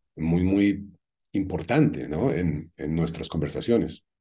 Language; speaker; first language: Spanish; native; Spanish